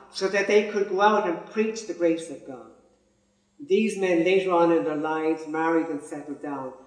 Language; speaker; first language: English; native; English